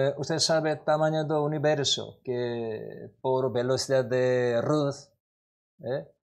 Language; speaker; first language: Spanish; non-native, learner; Korean